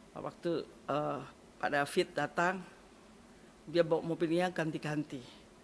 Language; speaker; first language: Indonesian; native; Indonesian